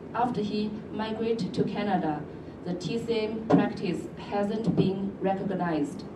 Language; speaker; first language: English; non-native, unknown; Chinese